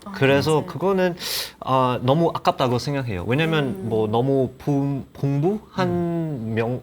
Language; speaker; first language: Korean; non-native, learner; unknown